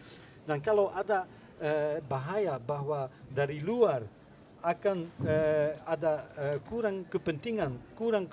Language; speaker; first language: Indonesian; non-native, fluent; Dutch